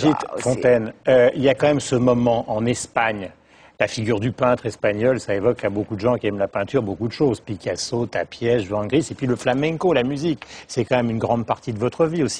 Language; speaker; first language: French; native; French